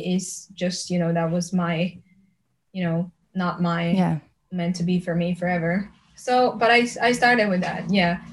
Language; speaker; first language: English; early bilingual, other home language; Slovenian